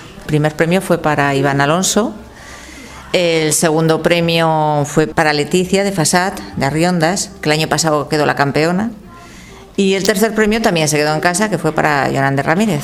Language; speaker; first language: Spanish; native; Spanish